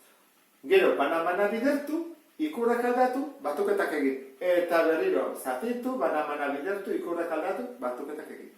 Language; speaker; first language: Basque; native; Basque